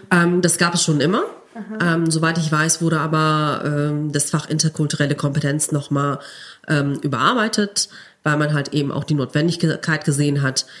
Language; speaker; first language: German; native; German